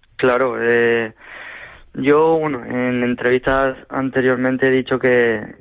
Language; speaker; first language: Spanish; native; Spanish